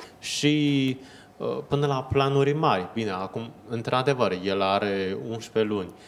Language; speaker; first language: Romanian; non-native, fluent; Chinese